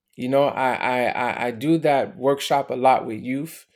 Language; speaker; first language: English; native; English